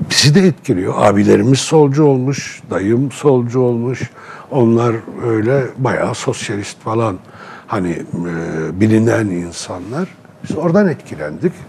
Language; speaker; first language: Turkish; non-native, local second language; Arabic